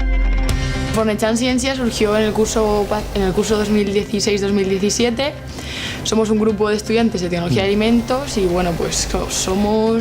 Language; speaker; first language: Spanish; native; Spanish